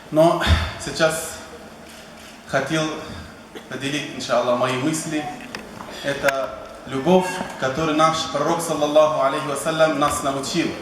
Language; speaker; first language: Russian; non-native, fluent; Arabic